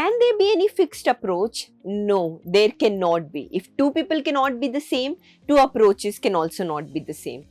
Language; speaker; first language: English; non-native, local second language; Hindi